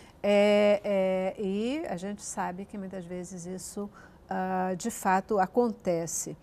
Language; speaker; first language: Portuguese; native; Portuguese